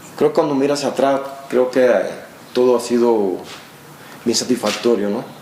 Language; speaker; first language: Spanish; native; Spanish